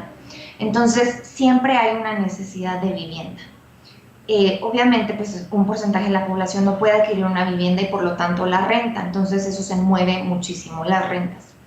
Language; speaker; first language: Spanish; native; Spanish